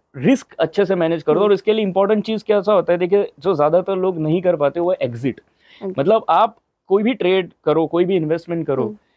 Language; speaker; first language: Hindi; non-native, local second language; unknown